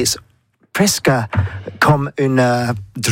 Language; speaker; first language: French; non-native, learner; English